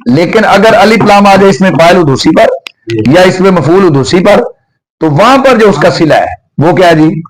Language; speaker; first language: Urdu; non-native, local second language; Punjabi